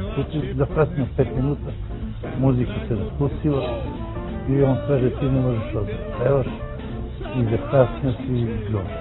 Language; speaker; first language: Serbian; non-native, local second language; Romany